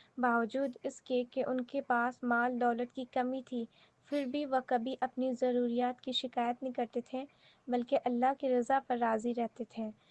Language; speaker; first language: Urdu; native; Urdu